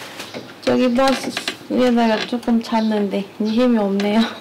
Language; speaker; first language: Korean; non-native, learner; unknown